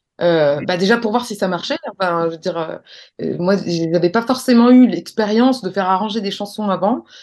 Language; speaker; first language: French; native; French